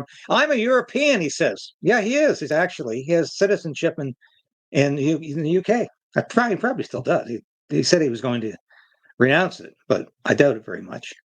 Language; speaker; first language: English; native; English